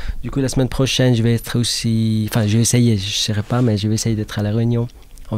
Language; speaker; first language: French; non-native, fluent; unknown